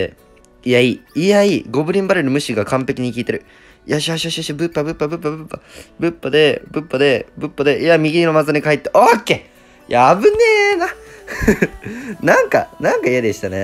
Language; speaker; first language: Japanese; native; Japanese